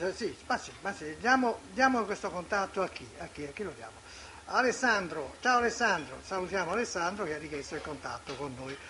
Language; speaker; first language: Italian; native; Italian